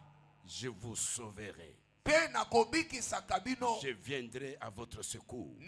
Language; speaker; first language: French; non-native, local second language; Lingala